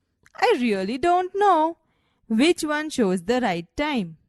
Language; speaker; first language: English; non-native, local second language; Gujarati